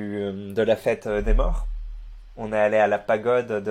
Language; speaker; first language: French; native; French